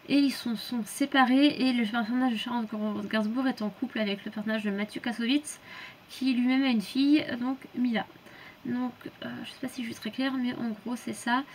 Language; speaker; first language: French; native; French